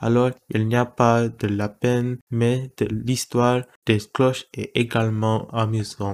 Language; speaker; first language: French; non-native, learner; English